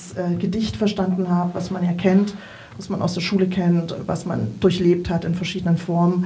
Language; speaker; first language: German; native; German